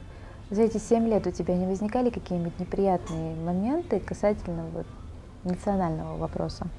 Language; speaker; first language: Russian; native; Russian